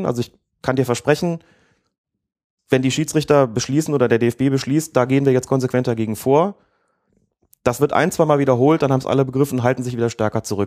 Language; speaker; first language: German; native; German